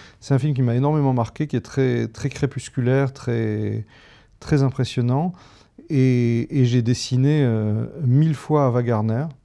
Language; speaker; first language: French; native; French